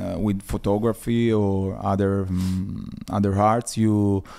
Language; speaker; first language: English; non-native, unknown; Italian